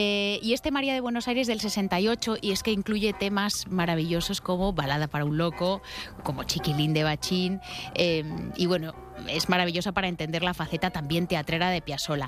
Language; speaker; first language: Spanish; native; Spanish